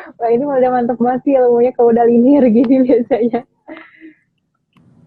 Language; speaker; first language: Indonesian; native; Indonesian